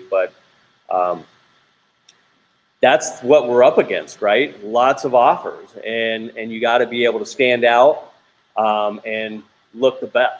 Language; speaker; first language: English; native; English